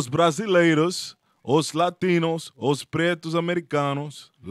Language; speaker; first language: Portuguese; non-native, fluent; Spanish